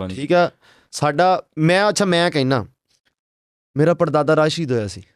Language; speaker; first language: Punjabi; native; Punjabi